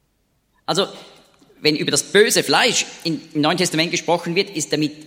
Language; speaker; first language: German; native; German